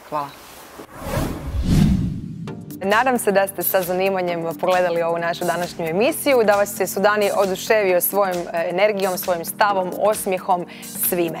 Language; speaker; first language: Croatian; native; Croatian